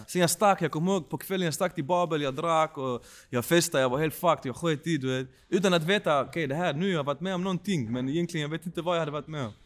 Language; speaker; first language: Swedish; early bilingual, other home language; Spanish